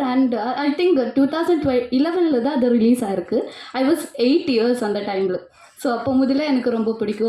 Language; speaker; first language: Tamil; non-native, learner; Malayalam